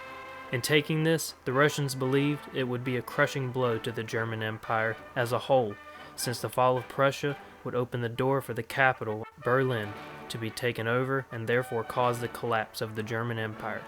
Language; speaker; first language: English; native; English